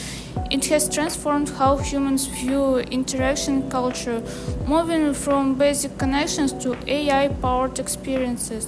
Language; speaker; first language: English; non-native, local second language; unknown